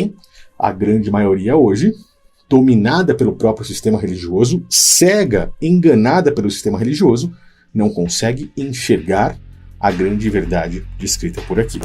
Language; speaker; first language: Portuguese; native; Portuguese